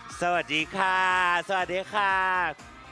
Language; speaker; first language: Thai; native; Thai